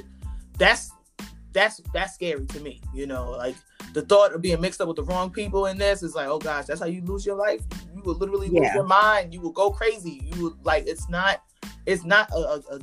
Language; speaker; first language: English; native; English